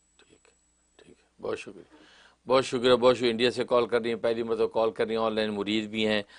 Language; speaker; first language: Urdu; native; Urdu